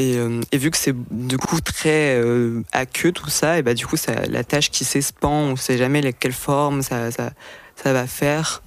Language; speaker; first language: French; native; French